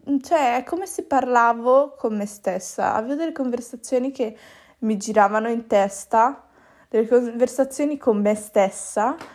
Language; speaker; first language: Italian; native; Italian